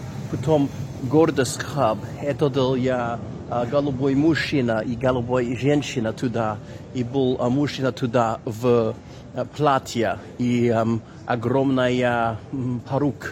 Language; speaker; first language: Russian; non-native, learner; English